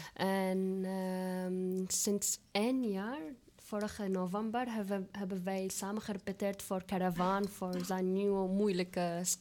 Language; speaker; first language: Dutch; non-native, fluent; Arabic